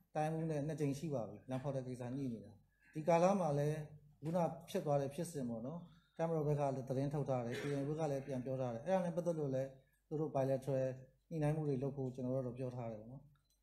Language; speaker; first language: Burmese; native; Burmese